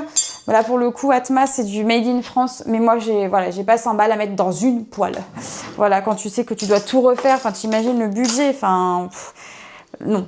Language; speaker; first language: French; native; French